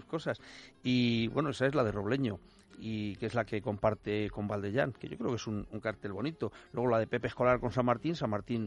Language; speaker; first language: Spanish; native; Spanish